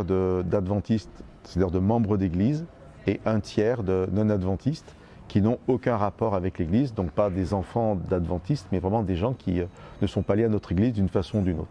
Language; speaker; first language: French; native; French